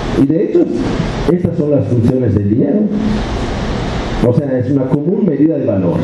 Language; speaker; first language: Spanish; non-native, fluent; Italian